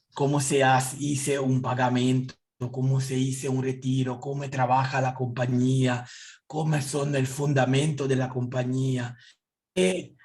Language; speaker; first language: Spanish; non-native, learner; Italian